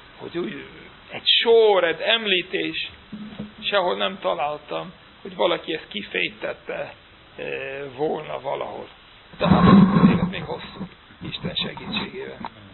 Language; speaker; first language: Hungarian; non-native, fluent; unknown